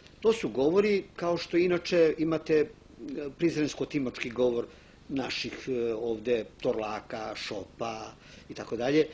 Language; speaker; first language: Bosnian; non-native, local second language; Romanian